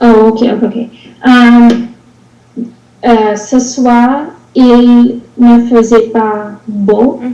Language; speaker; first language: French; non-native, learner; English